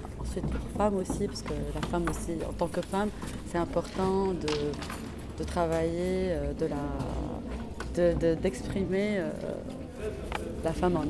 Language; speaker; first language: French; non-native, fluent; Arabic